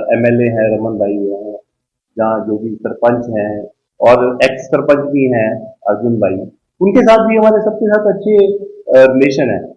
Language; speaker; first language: Hindi; native; Hindi